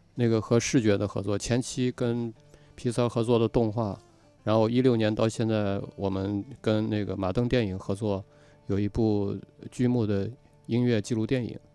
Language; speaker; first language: Chinese; native; Chinese